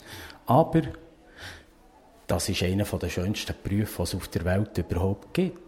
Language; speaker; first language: German; native; German